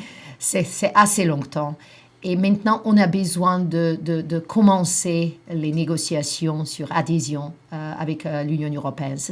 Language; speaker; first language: French; non-native, fluent; Macedonian